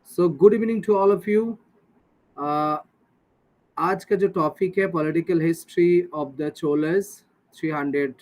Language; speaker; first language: Hindi; non-native, local second language; Bangla